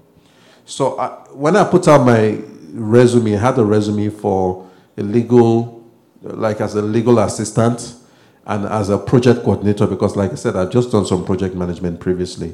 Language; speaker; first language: English; non-native, local second language; Yoruba